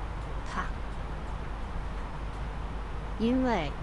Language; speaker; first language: Chinese; non-native, learner; English